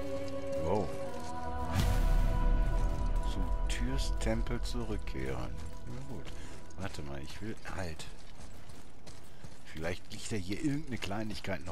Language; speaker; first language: German; native; German